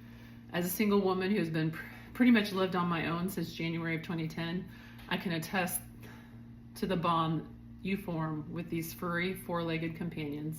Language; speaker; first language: English; native; English